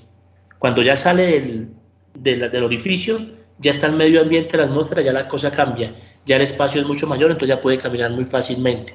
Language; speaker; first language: Spanish; native; Spanish